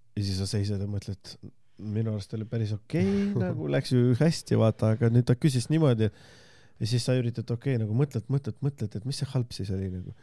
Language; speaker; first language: Estonian; non-native, local second language; Russian